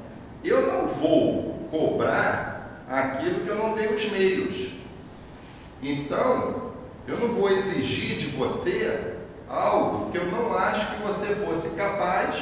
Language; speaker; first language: Portuguese; native; Portuguese